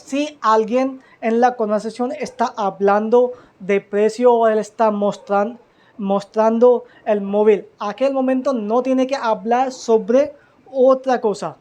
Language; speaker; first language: Spanish; non-native, learner; Hindi